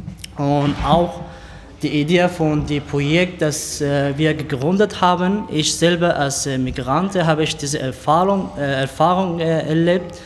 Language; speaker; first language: German; non-native, learner; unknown